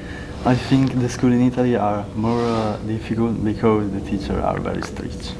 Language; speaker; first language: English; non-native, learner; Italian